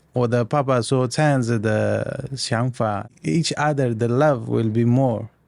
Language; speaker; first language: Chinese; non-native, learner; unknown